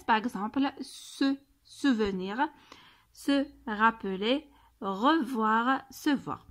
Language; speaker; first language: French; non-native, local second language; Arabic